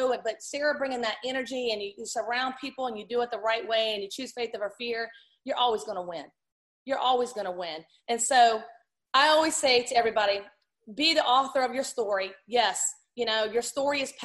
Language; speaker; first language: English; native; English